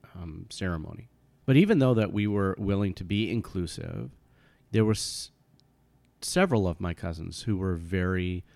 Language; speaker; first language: English; native; English